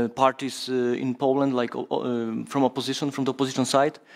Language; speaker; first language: English; non-native, fluent; Polish